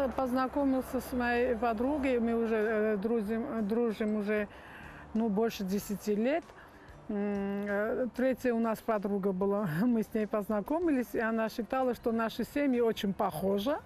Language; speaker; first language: Russian; non-native, local second language; Armenian